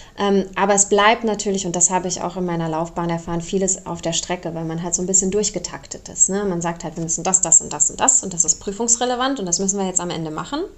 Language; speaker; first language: German; early bilingual, other home language; Romanian